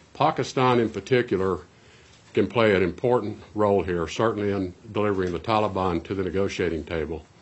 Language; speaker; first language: English; native; English